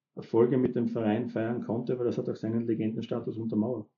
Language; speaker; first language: German; native; German